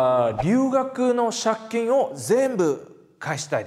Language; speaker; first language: Japanese; non-native, fluent; Vietnamese